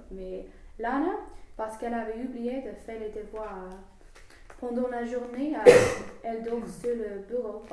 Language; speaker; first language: French; non-native, learner; English